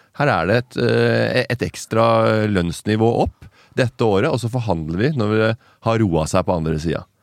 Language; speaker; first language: Norwegian; native; Norwegian